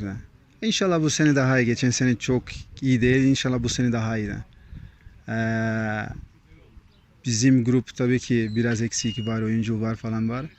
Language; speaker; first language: Turkish; non-native, learner; Portuguese